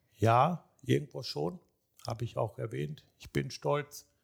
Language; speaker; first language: German; early bilingual, other home language; Turkish